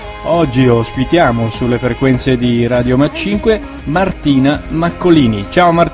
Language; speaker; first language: Italian; native; Italian